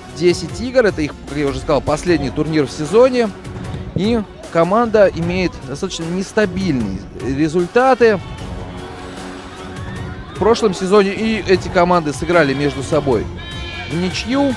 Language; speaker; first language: Russian; native; Russian